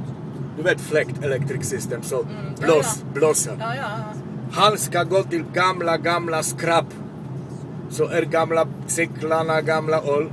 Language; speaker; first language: Swedish; non-native, local second language; Polish